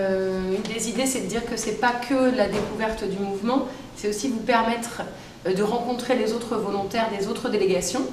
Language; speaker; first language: French; native; French